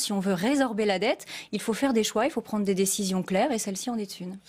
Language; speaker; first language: French; native; French